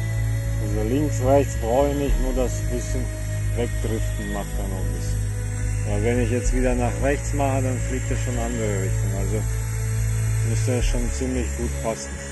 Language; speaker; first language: German; non-native, fluent; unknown